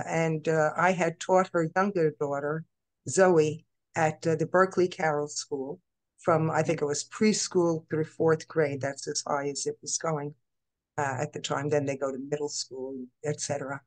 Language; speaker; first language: English; native; English